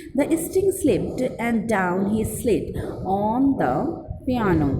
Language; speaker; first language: English; non-native, local second language; Hindi